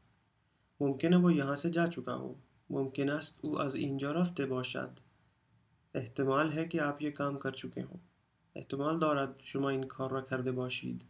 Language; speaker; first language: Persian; non-native, fluent; Urdu